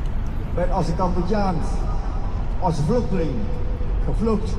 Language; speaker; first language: Dutch; non-native, learner; Khmer